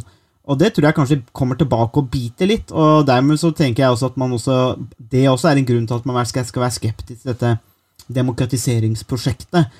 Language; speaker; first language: Norwegian; native; Norwegian